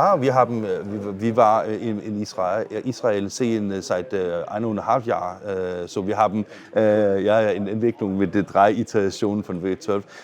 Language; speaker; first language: German; non-native, learner; Danish